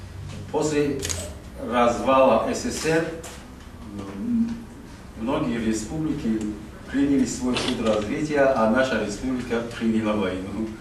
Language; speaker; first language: Russian; non-native, local second language; Tajik